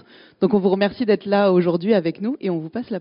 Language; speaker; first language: French; native; French